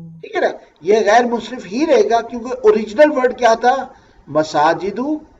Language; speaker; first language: Urdu; native; Urdu